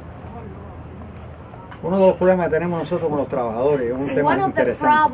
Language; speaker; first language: Spanish; native; Spanish